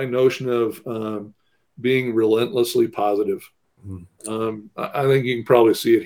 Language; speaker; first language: English; native; English